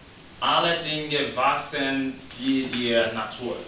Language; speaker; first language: German; non-native, learner; English